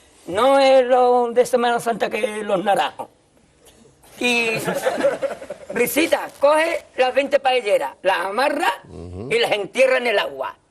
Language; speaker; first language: Spanish; native; Spanish